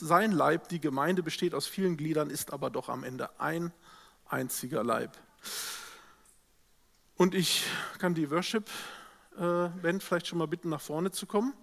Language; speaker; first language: German; native; German